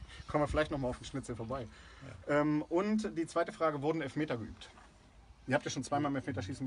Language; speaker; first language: German; native; German